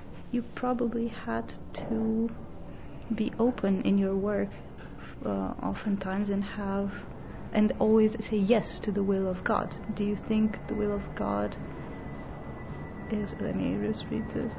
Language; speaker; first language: English; non-native, fluent; Romanian